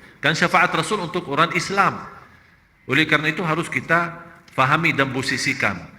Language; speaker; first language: Malay; non-native, fluent; Arabic